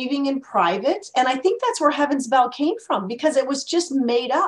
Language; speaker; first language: English; native; English